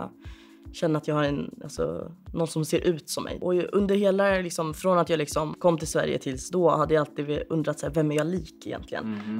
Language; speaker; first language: Swedish; native; Swedish